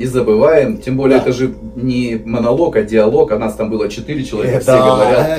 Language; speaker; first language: Russian; native; Russian